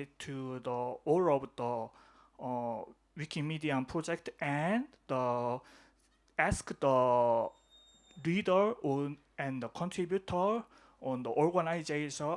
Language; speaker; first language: English; non-native, learner; Korean